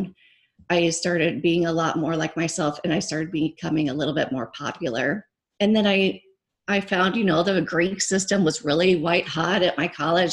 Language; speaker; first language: English; native; English